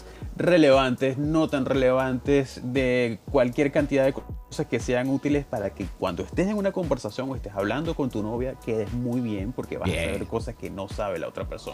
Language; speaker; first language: Spanish; native; Spanish